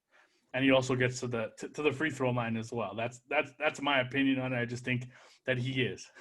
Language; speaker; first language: English; native; English